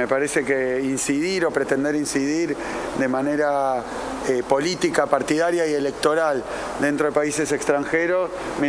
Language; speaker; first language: Spanish; native; Spanish